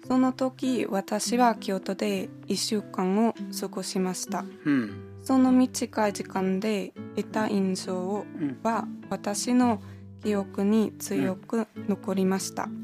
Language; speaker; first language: Japanese; non-native, learner; German